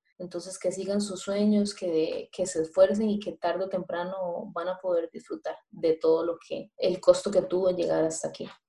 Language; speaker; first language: Spanish; native; Spanish